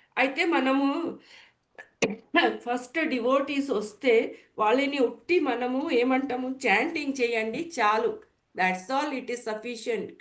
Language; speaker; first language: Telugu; non-native, learner; Bangla